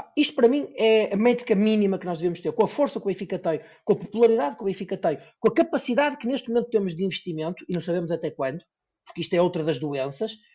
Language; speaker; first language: Portuguese; native; Portuguese